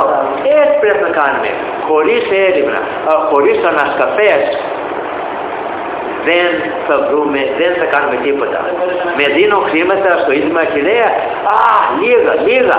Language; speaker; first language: Greek; early bilingual, heritage; Greek